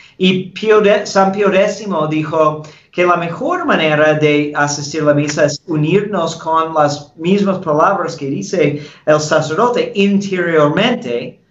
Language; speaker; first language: Spanish; non-native, fluent; English